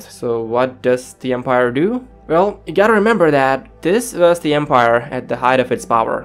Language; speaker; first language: English; native; English